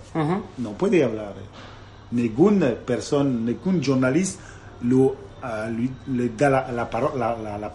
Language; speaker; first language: Italian; non-native, fluent; French